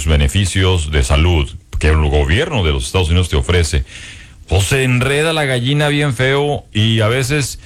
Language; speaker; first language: Spanish; native; Spanish